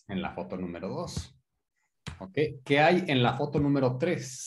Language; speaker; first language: Spanish; non-native, fluent; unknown